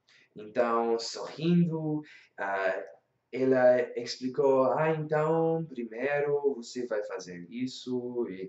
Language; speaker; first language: Portuguese; non-native, learner; English